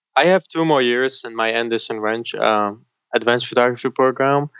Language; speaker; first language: English; non-native, fluent; Arabic